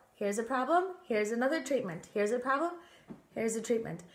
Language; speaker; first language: English; native; English